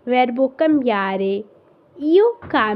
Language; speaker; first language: Italian; non-native, fluent; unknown